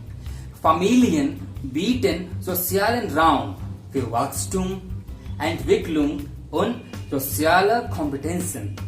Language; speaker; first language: German; non-native, fluent; Hindi